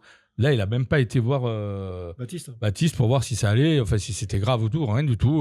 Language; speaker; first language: French; native; French